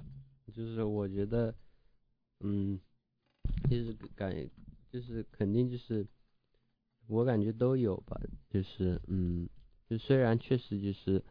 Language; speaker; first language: Chinese; early bilingual, heritage; Chinese